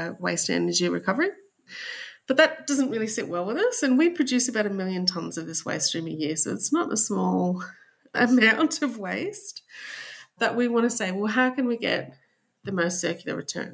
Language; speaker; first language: English; native; English